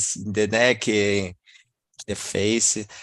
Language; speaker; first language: English; non-native, learner; Portuguese